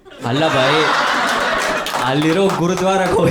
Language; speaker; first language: Kannada; native; Kannada